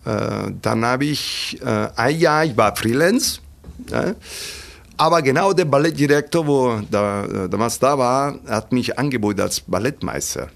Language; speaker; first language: German; non-native, fluent; Italian